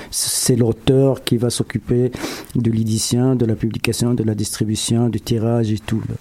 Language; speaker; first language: French; non-native, local second language; Arabic